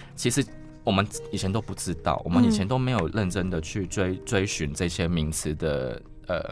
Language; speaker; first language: Chinese; non-native, local second language; Cantonese